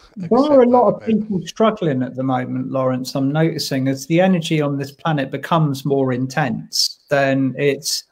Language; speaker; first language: English; native; English